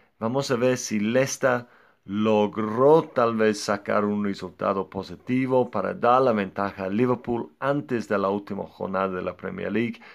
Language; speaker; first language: Spanish; non-native, fluent; English